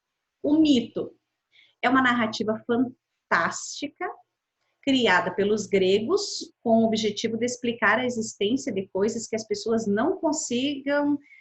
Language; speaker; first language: Portuguese; native; Portuguese